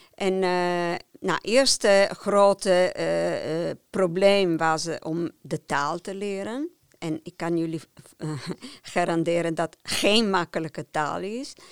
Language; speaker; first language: Dutch; non-native, fluent; Italian